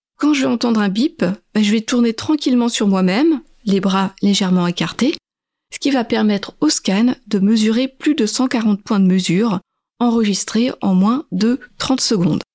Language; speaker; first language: French; native; French